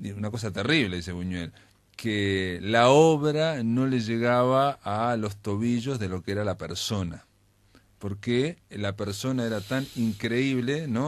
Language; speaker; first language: Spanish; native; Spanish